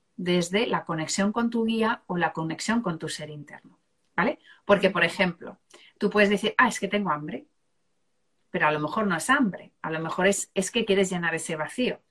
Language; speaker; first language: Spanish; native; Spanish